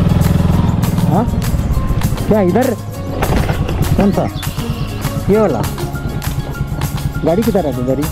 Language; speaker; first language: Hindi; non-native, local second language; Bangla